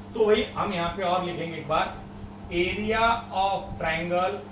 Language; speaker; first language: Hindi; non-native, local second language; Marathi